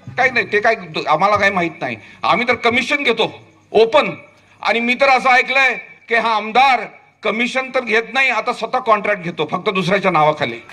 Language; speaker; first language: Marathi; native; Marathi